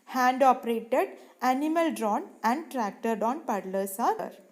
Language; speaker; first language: English; non-native, local second language; Malayalam